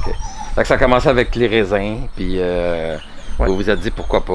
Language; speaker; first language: French; native; French